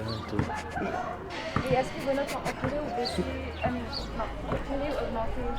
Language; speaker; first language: French; native; French